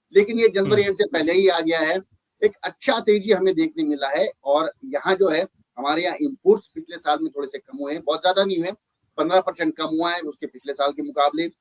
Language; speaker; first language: Hindi; native; Hindi